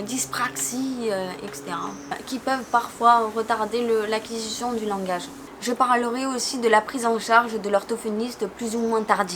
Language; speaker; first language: French; native; French